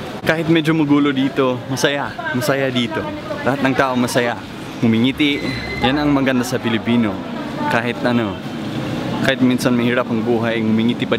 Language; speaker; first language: Filipino; non-native, fluent; English